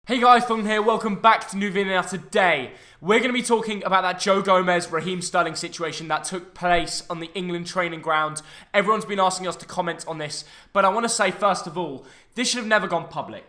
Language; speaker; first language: English; native; English